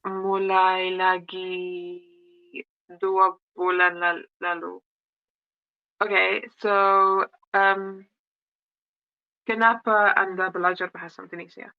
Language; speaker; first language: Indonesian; non-native, learner; English